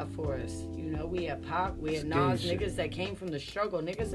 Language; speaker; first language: English; native; English